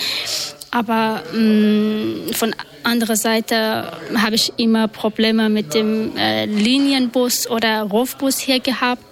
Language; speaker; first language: German; non-native, learner; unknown